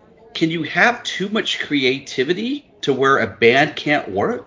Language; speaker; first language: English; native; English